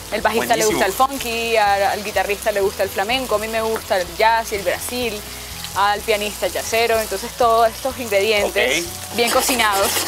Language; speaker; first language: Spanish; native; Spanish